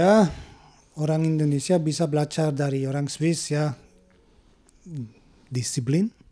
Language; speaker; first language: Indonesian; non-native, learner; German